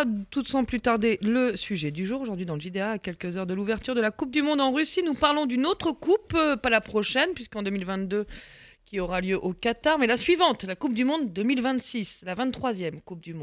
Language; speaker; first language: French; native; French